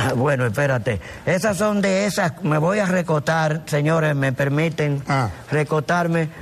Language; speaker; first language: Spanish; native; Spanish